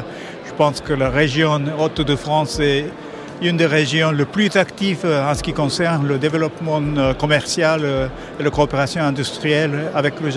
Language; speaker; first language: French; non-native, fluent; Japanese